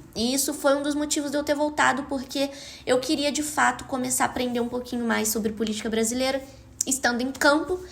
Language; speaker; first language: Portuguese; native; Portuguese